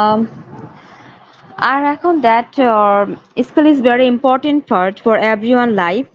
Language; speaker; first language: English; non-native, learner; Bangla